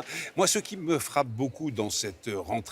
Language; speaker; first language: French; native; French